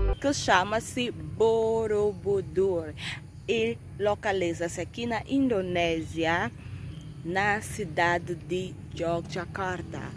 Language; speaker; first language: Portuguese; native; Portuguese